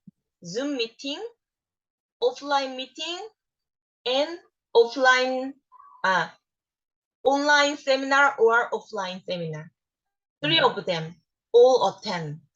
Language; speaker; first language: English; non-native, learner; Korean